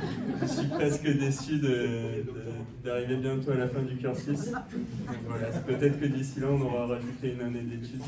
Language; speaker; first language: French; native; French